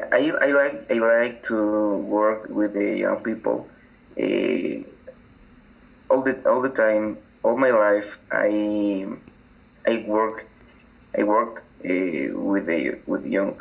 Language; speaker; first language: English; non-native, learner; Spanish